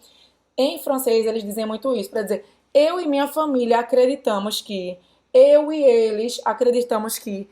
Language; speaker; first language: Portuguese; native; Portuguese